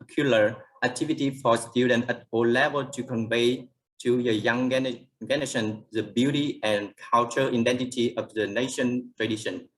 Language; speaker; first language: English; non-native, learner; Vietnamese